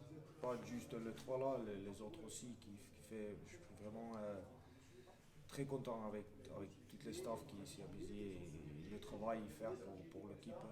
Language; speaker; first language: French; non-native, fluent; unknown